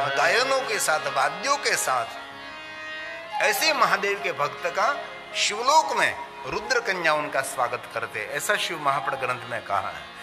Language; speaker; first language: Hindi; non-native, local second language; Gujarati